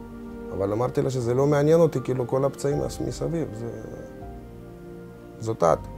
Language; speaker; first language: Hebrew; early bilingual, other home language; Russian